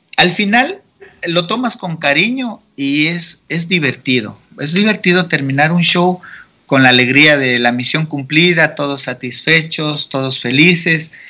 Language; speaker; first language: Spanish; native; Spanish